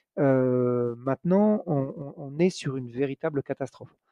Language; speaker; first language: French; native; French